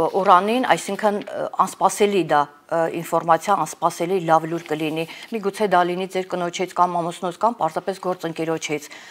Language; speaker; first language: Armenian; native; Armenian